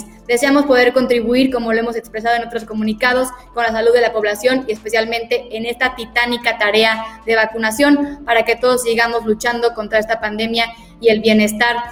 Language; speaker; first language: Spanish; native; Spanish